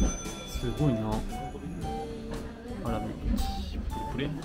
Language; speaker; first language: Japanese; native; Japanese